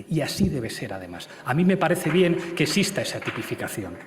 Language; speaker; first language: Spanish; native; Spanish